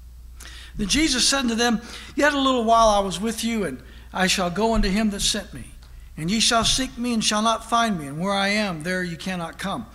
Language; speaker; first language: English; native; English